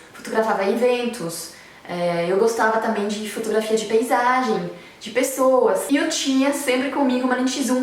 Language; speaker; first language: Portuguese; non-native, fluent; French